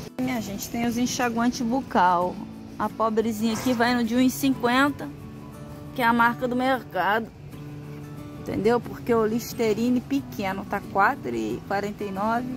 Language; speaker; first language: Portuguese; native; Portuguese